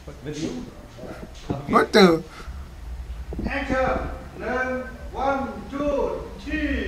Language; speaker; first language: English; non-native, fluent; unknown